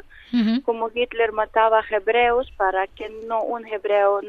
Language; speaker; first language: Spanish; non-native, learner; Ukrainian